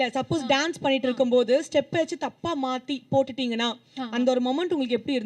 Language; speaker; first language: Tamil; native; Tamil